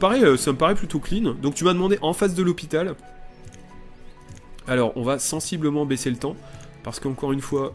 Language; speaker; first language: French; native; French